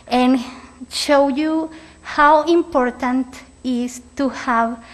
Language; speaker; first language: English; non-native, learner; Spanish